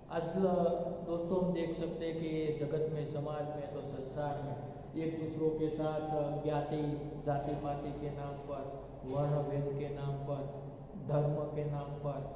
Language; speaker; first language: Hindi; non-native, local second language; Gujarati